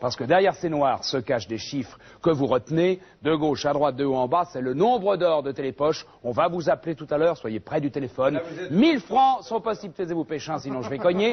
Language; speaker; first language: French; native; French